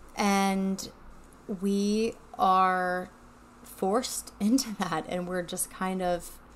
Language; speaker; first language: English; native; English